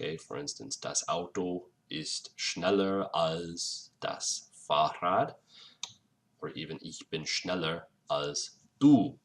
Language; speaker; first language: German; non-native, fluent; English